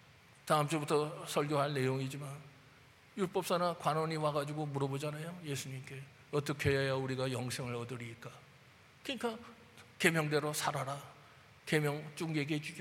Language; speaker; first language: Korean; native; Korean